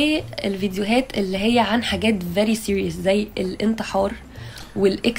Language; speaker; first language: Arabic; native; Arabic